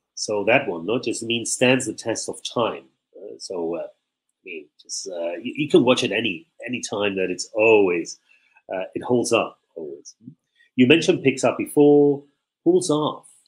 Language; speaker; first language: English; non-native, fluent; Spanish